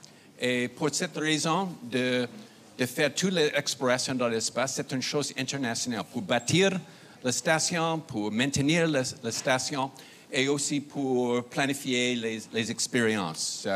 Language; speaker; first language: French; non-native, fluent; English